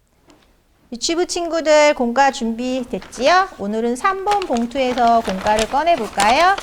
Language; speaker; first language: Korean; native; Korean